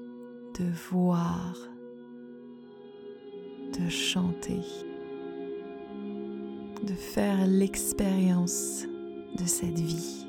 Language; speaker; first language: French; native; French